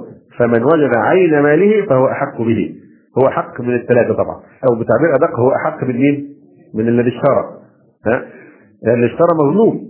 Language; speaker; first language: Arabic; native; Arabic